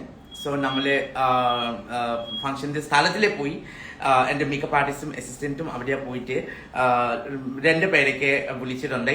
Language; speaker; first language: Malayalam; non-native, learner; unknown